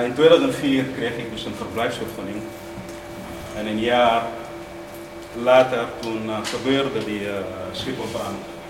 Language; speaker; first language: Dutch; non-native, fluent; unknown